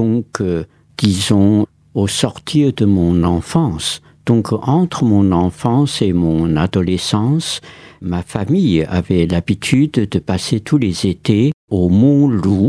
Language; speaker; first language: French; non-native, fluent; Chinese